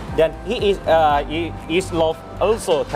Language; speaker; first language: English; non-native, learner; Indonesian